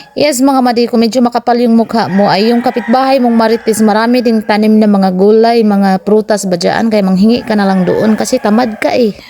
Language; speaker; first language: Filipino; non-native, local second language; Cebuano